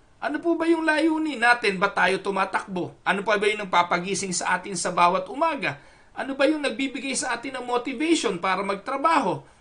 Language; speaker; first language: Filipino; native; Filipino